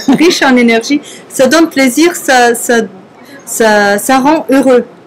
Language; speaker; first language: French; non-native, fluent; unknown